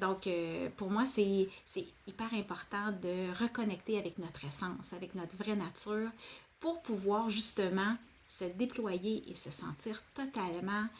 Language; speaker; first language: French; native; French